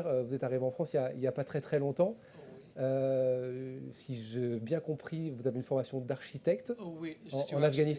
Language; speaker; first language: French; native; French